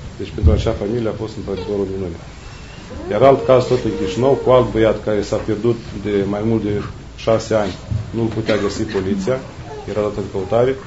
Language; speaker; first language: Romanian; native; Romanian